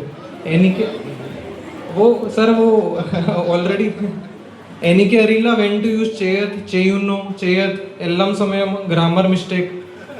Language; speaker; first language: Malayalam; non-native, learner; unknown